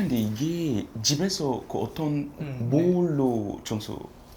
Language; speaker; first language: Korean; non-native, fluent; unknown